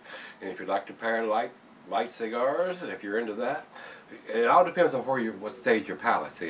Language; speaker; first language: English; native; English